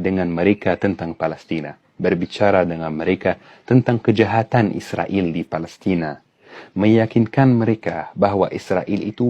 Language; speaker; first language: Indonesian; non-native, fluent; Arabic